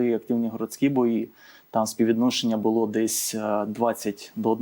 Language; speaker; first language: Ukrainian; native; Ukrainian